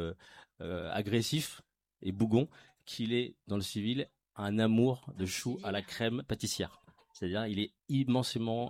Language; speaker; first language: French; native; French